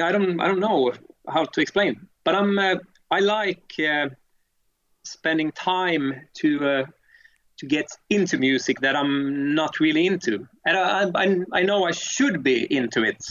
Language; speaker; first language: English; non-native, fluent; Swedish